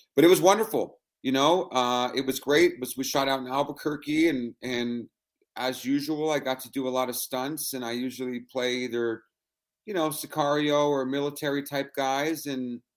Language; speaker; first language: English; native; English